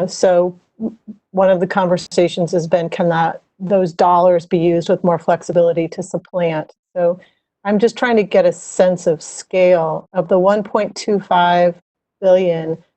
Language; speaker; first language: English; native; English